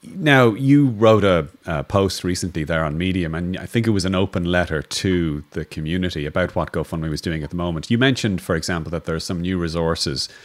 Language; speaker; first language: English; native; English